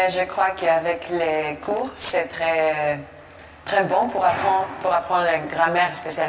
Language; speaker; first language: French; non-native, learner; Spanish